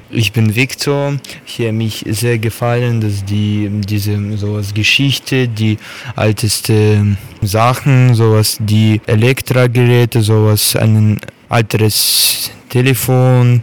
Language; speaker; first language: German; non-native, learner; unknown